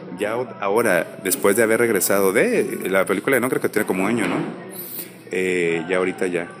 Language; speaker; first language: Spanish; native; Spanish